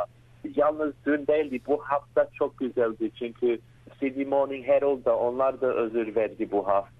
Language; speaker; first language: Turkish; early bilingual, heritage; Turkish